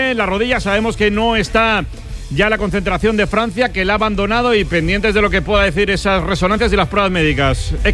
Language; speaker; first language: Spanish; native; Spanish